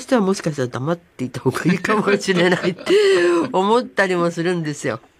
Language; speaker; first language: Japanese; native; Japanese